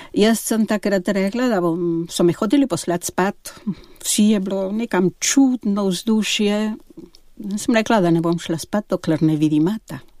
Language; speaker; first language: Slovenian; early bilingual, heritage; Slovenian